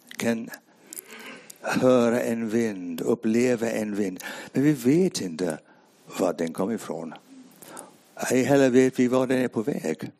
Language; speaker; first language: Swedish; non-native, fluent; English